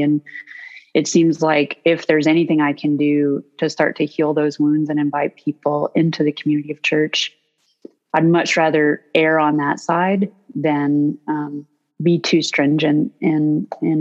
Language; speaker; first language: English; native; English